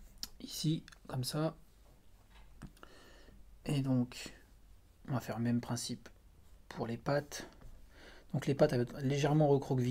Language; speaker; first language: French; native; French